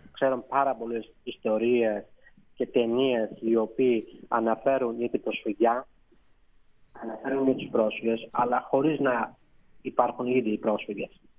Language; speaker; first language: Greek; non-native, fluent; Persian